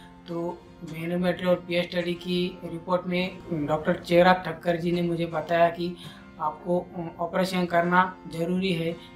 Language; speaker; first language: Hindi; non-native, local second language; Marathi